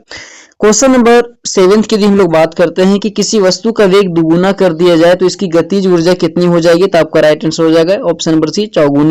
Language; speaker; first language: Hindi; native; Hindi